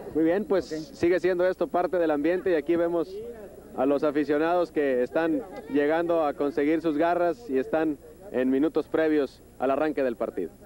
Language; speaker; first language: Spanish; native; Spanish